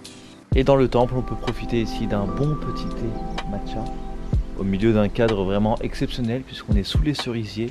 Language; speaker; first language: French; native; French